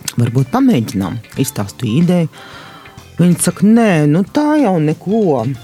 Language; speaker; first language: Latvian; non-native, local second language; Russian